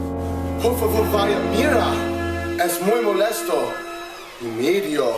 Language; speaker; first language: Spanish; non-native, learner; English